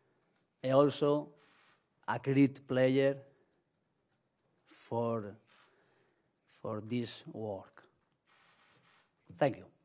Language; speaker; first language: English; non-native, learner; Spanish